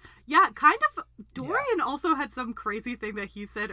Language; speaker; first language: English; native; English